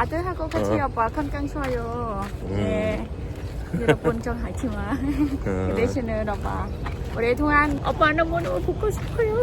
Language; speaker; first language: Korean; non-native, learner; Khmer